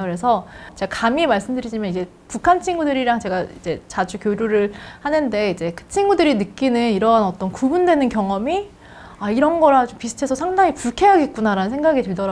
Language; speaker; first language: Korean; native; Korean